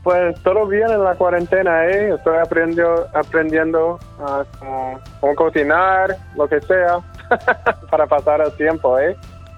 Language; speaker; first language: Spanish; non-native, fluent; English